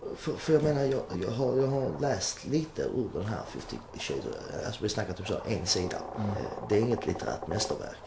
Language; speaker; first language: Swedish; early bilingual, other home language; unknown